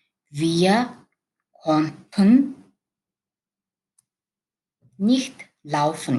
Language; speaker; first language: German; non-native, learner; Mongolian